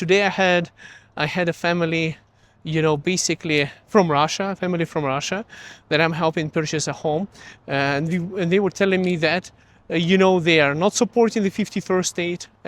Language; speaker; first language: English; early bilingual, other home language; Russian